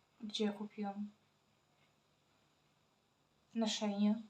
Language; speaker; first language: Polish; non-native, learner; Ukrainian